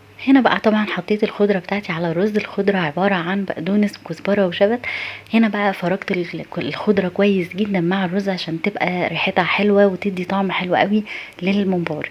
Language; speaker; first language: Arabic; native; Arabic